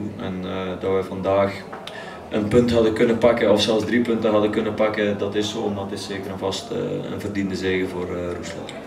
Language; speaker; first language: Dutch; native; Dutch